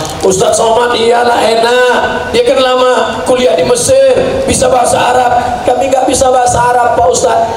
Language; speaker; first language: Indonesian; native; Indonesian